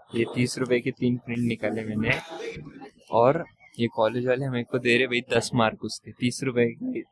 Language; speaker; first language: Hindi; non-native, local second language; Marathi